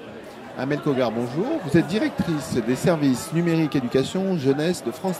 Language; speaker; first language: French; native; French